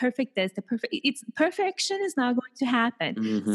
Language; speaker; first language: English; non-native, fluent; Portuguese